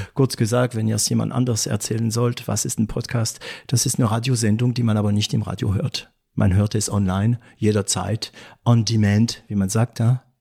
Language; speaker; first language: German; non-native, fluent; French